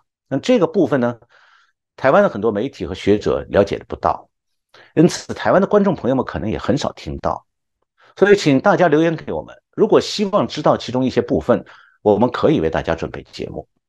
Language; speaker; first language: Chinese; native; Chinese